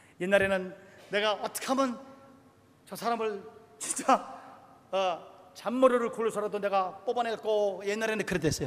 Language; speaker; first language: Korean; native; Korean